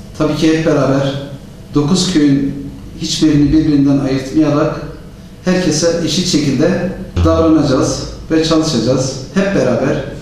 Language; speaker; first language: Turkish; non-native, local second language; Kurdish